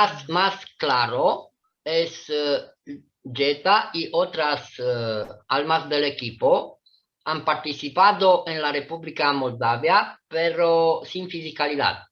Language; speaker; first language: Spanish; non-native, fluent; Italian